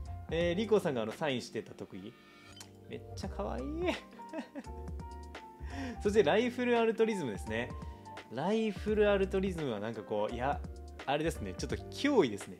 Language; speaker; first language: Japanese; native; Japanese